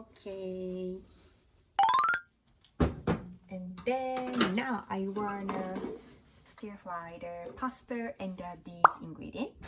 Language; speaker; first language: English; non-native, learner; Japanese